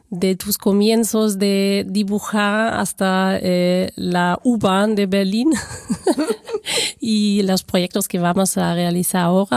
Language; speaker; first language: Spanish; non-native, fluent; German